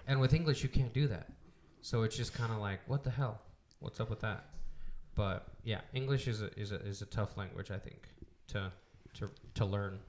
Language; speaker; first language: English; early bilingual, other home language; Spanish